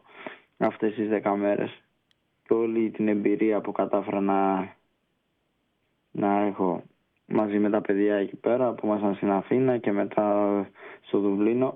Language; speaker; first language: Greek; early bilingual, heritage; Greek